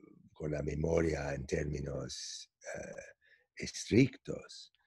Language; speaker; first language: Spanish; non-native, fluent; English